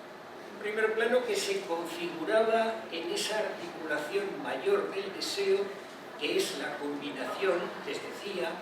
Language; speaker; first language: Spanish; native; Spanish